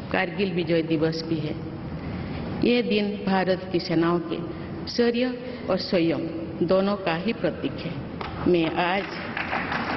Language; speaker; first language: Hindi; non-native, local second language; Santali